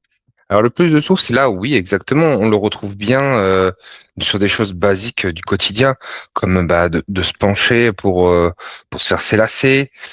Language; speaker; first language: French; native; French